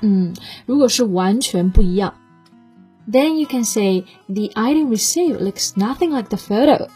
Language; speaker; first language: English; non-native, fluent; Chinese